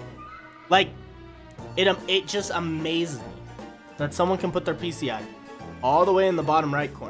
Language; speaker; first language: English; native; English